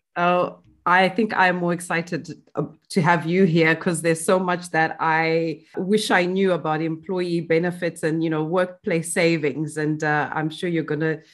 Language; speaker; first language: English; non-native, local second language; Shona